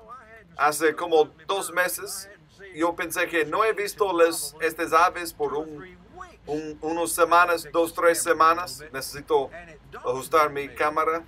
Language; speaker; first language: Spanish; non-native, learner; English